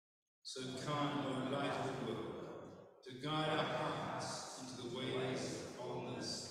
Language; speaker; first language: English; native; English